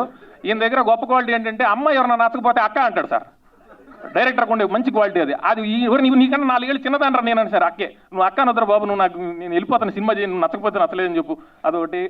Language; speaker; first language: Telugu; native; Telugu